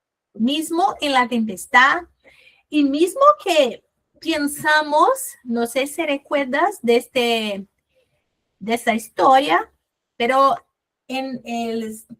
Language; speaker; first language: Spanish; non-native, fluent; Portuguese